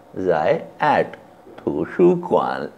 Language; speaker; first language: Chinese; non-native, fluent; Hindi